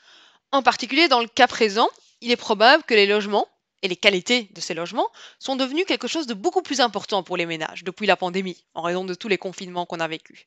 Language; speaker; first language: French; native; French